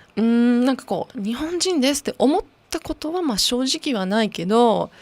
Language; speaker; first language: Japanese; non-native, local second language; English